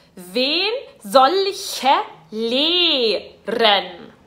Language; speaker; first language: Spanish; non-native, fluent; German